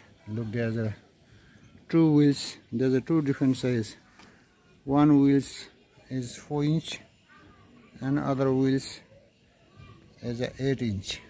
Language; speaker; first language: English; non-native, learner; Nepali